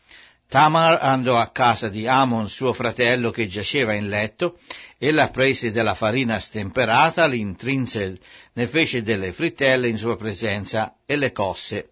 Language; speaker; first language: Italian; native; Italian